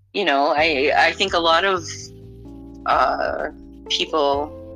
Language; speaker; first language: English; native; English